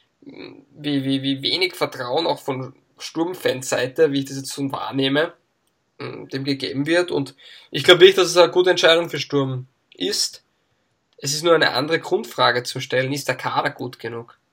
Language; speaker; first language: German; native; German